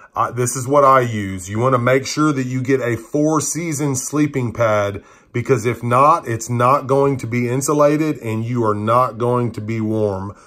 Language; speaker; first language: English; native; English